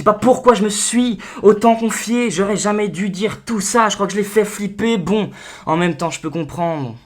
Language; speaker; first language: French; native; French